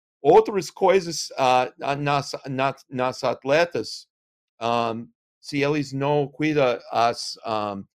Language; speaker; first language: Portuguese; non-native, learner; English